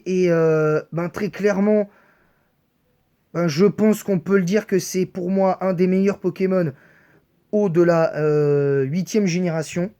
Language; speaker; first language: French; native; French